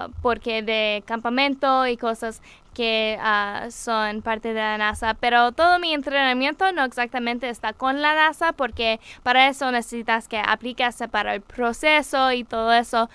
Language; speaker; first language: Spanish; non-native, learner; English